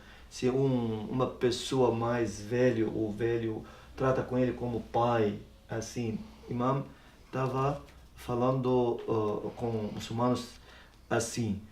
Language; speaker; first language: Portuguese; non-native, learner; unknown